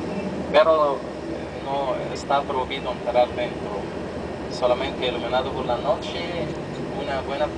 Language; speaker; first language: Spanish; non-native, fluent; Arabic